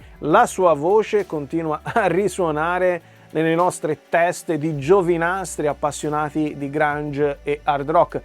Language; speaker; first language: Italian; native; Italian